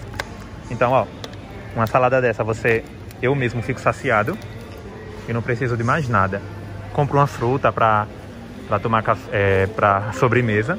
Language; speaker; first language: Portuguese; native; Portuguese